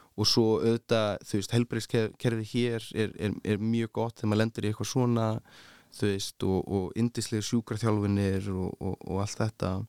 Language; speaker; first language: Icelandic; early bilingual, heritage; Icelandic